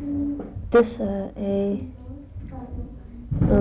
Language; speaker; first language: French; non-native, learner; English